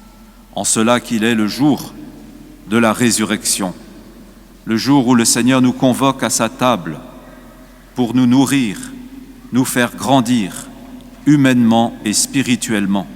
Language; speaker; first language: French; native; French